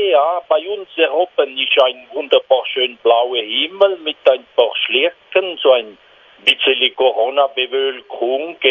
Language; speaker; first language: German; non-native, local second language; French